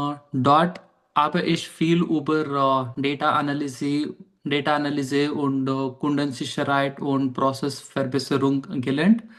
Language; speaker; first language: German; non-native, fluent; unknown